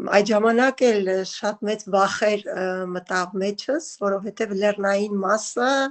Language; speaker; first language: Armenian; native; Armenian